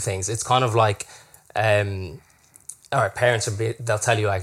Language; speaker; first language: English; native; English